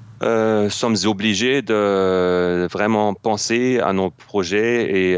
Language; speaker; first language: French; non-native, fluent; German